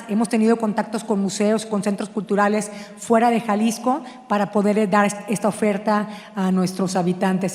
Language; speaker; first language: Spanish; native; Spanish